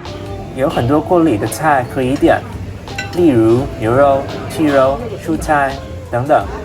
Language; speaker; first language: Chinese; non-native, learner; Vietnamese